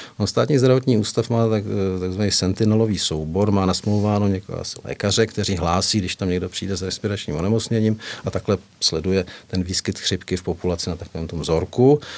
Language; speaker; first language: Czech; native; Czech